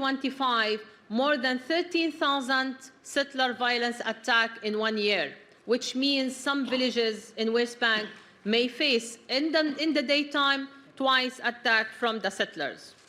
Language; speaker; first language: English; non-native, fluent; Arabic